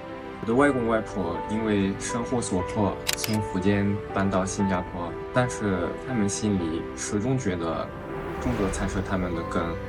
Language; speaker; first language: Chinese; early bilingual, heritage; French